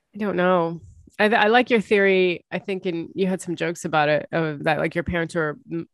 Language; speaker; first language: English; early bilingual, other home language; Arabic